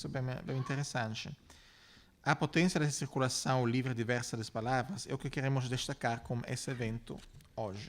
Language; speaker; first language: Portuguese; non-native, fluent; Italian